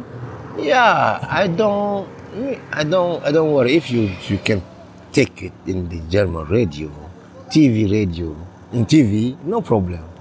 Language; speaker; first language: English; non-native, learner; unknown